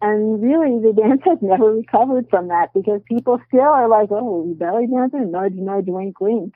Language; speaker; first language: English; native; English